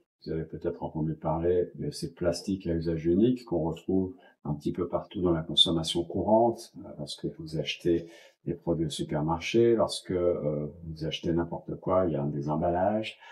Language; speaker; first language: French; native; French